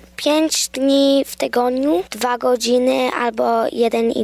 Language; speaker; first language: Polish; early bilingual, heritage; Polish